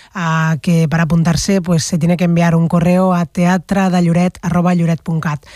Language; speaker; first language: Spanish; non-native, local second language; Catalan